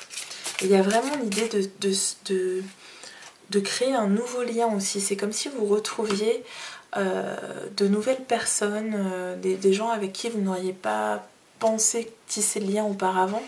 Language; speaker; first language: French; native; French